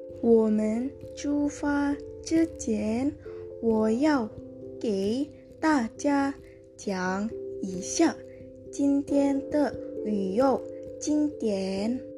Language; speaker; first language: Chinese; non-native, learner; Indonesian